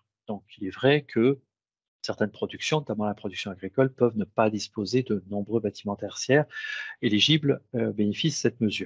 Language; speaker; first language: French; native; French